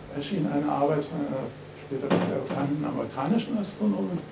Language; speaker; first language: German; native; German